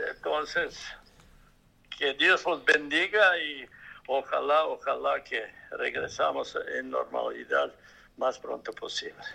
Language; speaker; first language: Spanish; non-native, fluent; Serbian